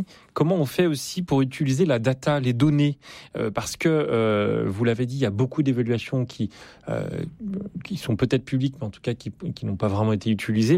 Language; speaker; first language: French; native; French